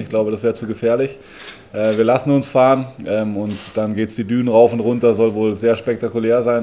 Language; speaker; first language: German; native; German